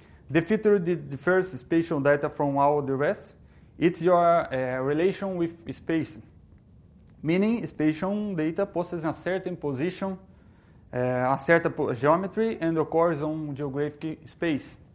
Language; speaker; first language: English; non-native, learner; Portuguese